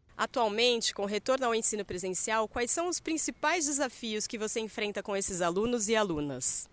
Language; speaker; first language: Portuguese; native; Portuguese